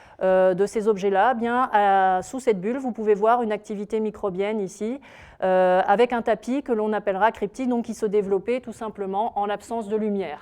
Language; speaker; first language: French; native; French